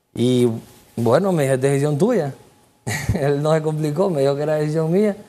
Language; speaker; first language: Spanish; native; Spanish